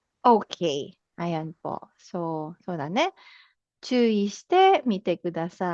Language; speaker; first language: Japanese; non-native, fluent; Filipino